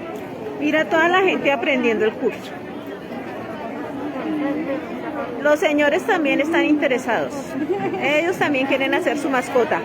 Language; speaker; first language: Spanish; native; Spanish